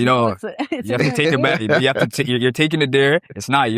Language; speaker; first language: English; native; English